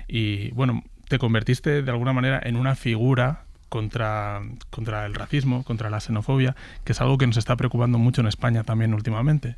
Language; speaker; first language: Spanish; native; Spanish